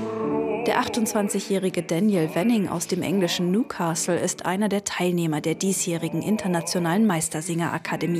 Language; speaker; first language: German; native; German